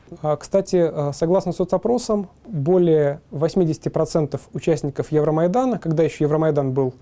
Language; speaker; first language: Russian; native; Russian